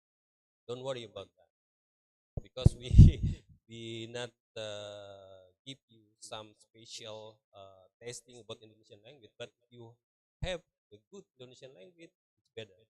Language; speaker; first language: English; non-native, learner; Indonesian